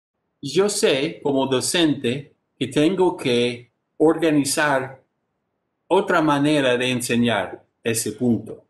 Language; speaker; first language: Spanish; non-native, fluent; English